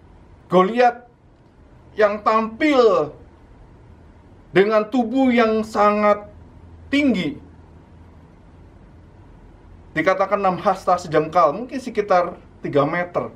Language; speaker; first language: Indonesian; native; Indonesian